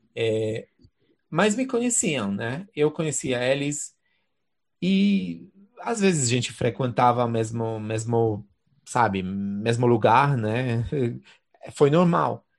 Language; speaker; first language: Portuguese; non-native, fluent; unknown